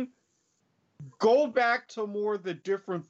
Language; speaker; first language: English; native; English